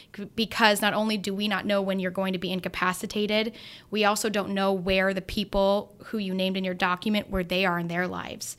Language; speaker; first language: English; native; English